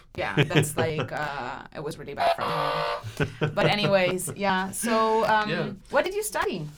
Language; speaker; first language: English; non-native, fluent; Spanish